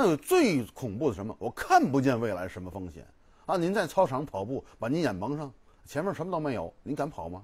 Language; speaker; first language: Chinese; native; Chinese